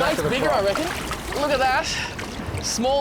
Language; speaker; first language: English; native; English